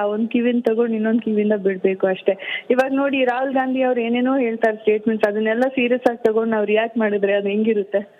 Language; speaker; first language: Kannada; non-native, local second language; Kodava